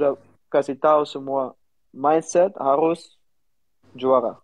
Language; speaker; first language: Indonesian; non-native, learner; Dutch